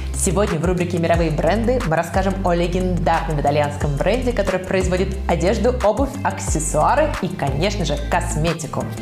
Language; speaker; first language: Russian; native; Russian